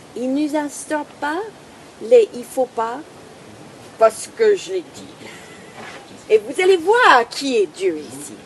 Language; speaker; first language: French; non-native, fluent; English